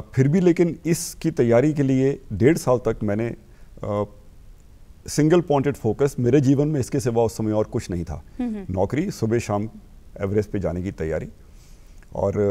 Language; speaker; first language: Hindi; native; Hindi